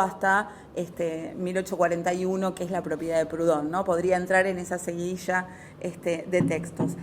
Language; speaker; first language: Spanish; native; Spanish